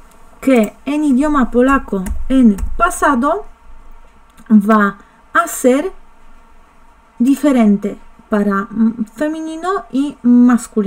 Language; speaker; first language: Spanish; non-native, fluent; Polish